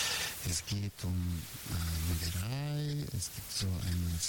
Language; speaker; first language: German; non-native, learner; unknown